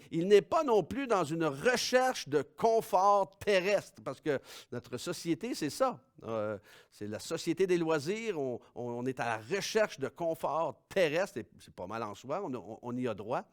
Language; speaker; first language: French; native; French